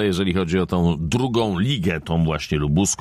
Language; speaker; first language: Polish; native; Polish